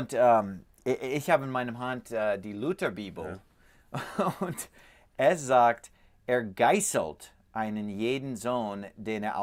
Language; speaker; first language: German; non-native, fluent; English